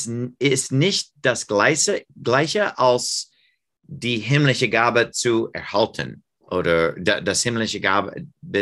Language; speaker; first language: German; non-native, fluent; English